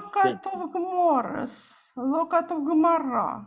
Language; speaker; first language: Hebrew; non-native, fluent; Russian